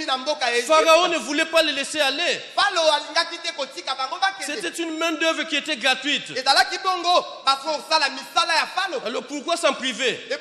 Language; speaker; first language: French; non-native, local second language; Lingala